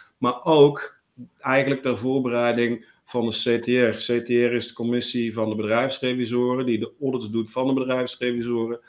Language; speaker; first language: Dutch; native; Dutch